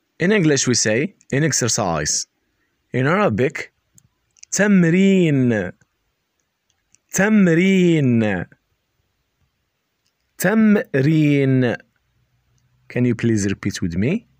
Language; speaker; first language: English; non-native, learner; Arabic